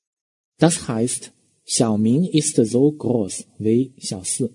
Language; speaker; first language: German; non-native, fluent; Chinese